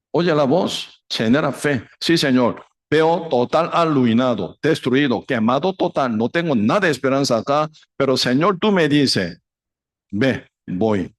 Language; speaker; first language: Spanish; non-native, fluent; Korean